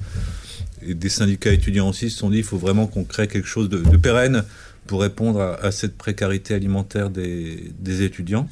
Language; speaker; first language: French; native; French